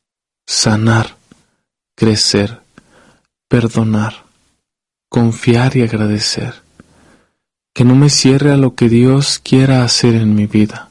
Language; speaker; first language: Spanish; native; Spanish